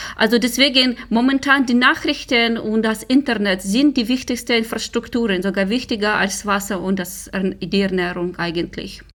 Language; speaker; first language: German; non-native, fluent; Ukrainian